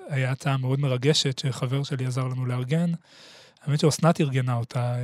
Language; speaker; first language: Hebrew; native; Hebrew